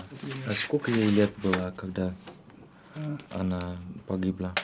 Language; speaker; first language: Russian; non-native, learner; Dutch